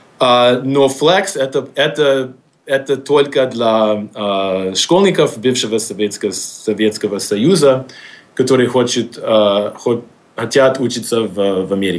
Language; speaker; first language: Russian; non-native, fluent; English